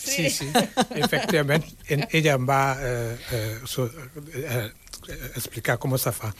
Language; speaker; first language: Catalan; non-native, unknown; Wolof